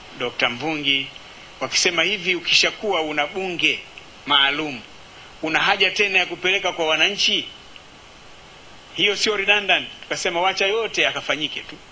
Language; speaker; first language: Swahili; native; Swahili